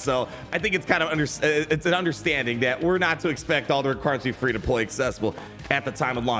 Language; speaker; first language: English; native; English